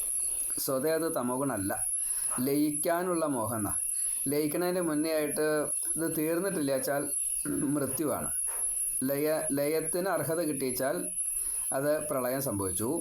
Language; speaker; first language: Malayalam; native; Malayalam